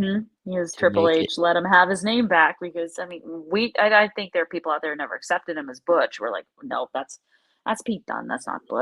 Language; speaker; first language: English; native; English